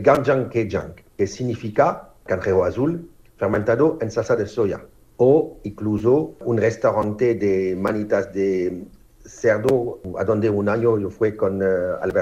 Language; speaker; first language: Spanish; non-native, fluent; French